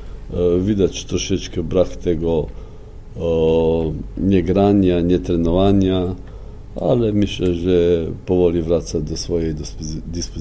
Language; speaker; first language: Polish; non-native, fluent; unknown